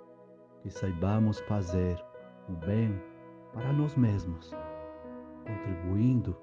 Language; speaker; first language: Portuguese; native; Portuguese